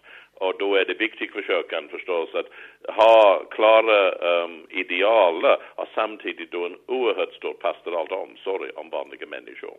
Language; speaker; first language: Swedish; non-native, fluent; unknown